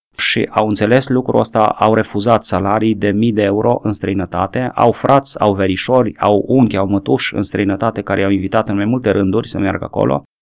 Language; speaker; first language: Romanian; native; Romanian